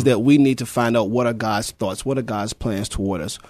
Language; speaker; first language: English; native; English